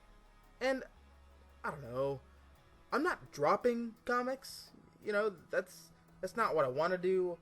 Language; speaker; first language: English; native; English